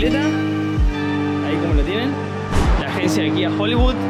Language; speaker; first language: Spanish; native; Spanish